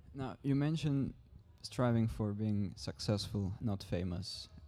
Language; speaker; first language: English; non-native, fluent; Czech